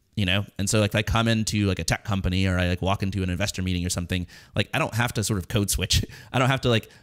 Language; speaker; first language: English; native; English